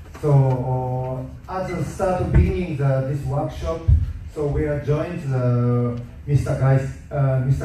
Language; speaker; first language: English; non-native, learner; Japanese